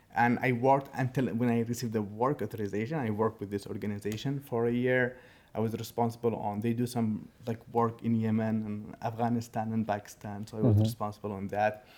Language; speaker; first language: English; non-native, fluent; Arabic